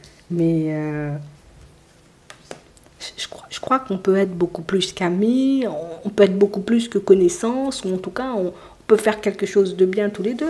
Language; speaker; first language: French; native; French